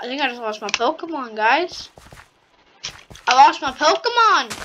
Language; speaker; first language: English; native; English